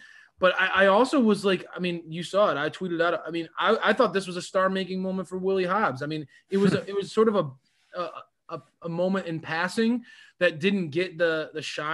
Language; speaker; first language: English; native; English